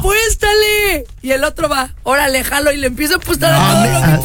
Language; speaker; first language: Spanish; native; Spanish